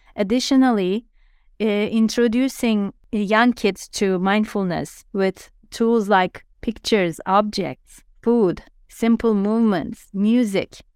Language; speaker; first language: English; non-native, fluent; Turkish